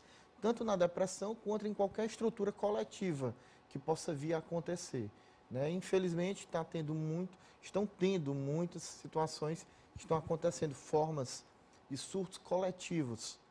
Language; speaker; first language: Portuguese; native; Portuguese